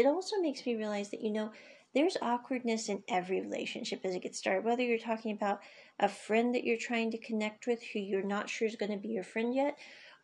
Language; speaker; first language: English; native; English